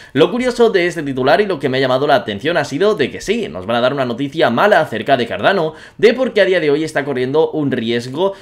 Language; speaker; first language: Spanish; native; Spanish